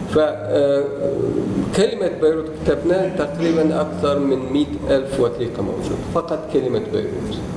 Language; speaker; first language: Arabic; non-native, fluent; Turkish